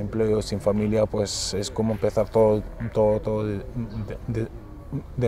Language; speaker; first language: Spanish; non-native, fluent; Arabic